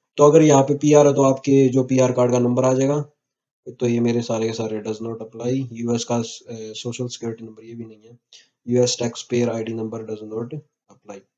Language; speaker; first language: Hindi; native; Hindi